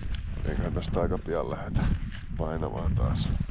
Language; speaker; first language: Finnish; native; Finnish